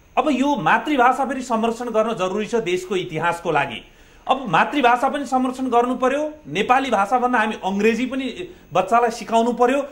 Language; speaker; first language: Nepali; native; Nepali